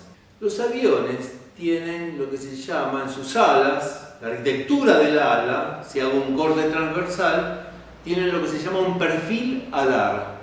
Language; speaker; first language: Spanish; native; Spanish